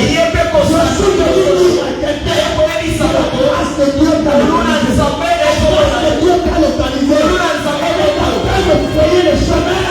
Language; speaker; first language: French; non-native, local second language; Lingala